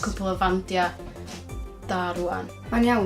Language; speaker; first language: Welsh; native; Welsh